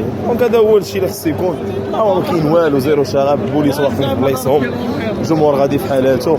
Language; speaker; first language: Arabic; native; Arabic